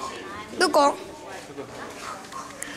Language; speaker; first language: Japanese; native; Japanese